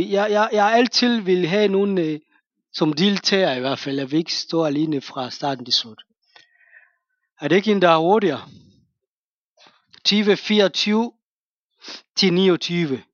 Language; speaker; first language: Danish; non-native, fluent; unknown